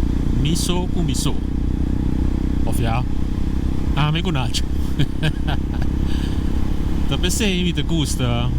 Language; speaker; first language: Spanish; non-native, learner; Papiamento